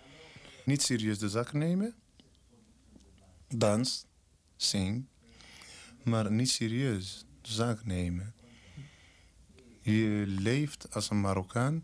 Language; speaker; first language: Dutch; non-native, learner; Berber languages